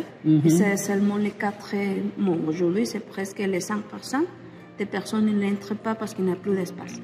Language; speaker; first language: French; non-native, learner; Spanish